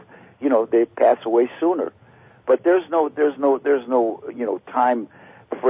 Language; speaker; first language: English; native; English